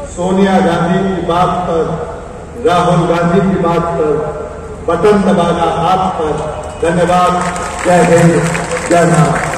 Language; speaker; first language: Hindi; non-native, local second language; Marathi